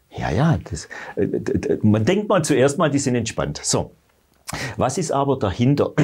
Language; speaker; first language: German; native; German